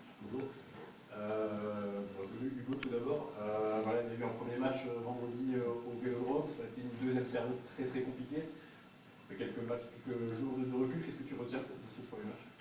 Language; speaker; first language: French; native; French